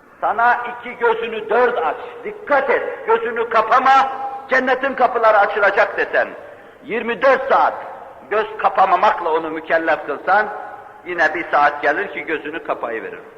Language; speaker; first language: Turkish; native; Turkish